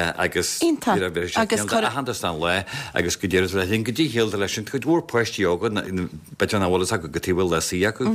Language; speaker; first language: Irish; native; Irish